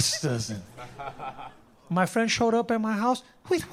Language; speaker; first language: English; non-native, fluent; Portuguese